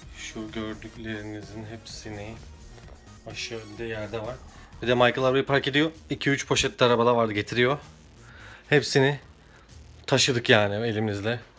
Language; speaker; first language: Turkish; native; Turkish